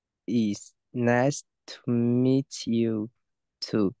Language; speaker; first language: English; non-native, learner; Chinese